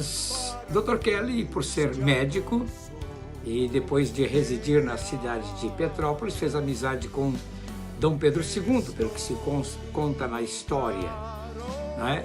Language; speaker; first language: Portuguese; native; Portuguese